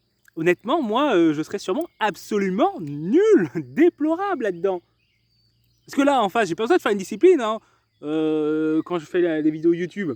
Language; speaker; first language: French; native; French